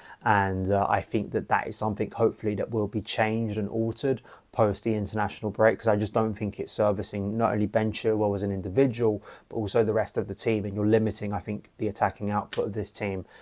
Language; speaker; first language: English; native; English